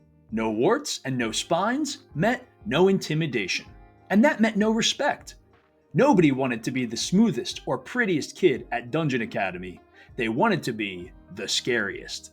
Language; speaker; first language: English; native; English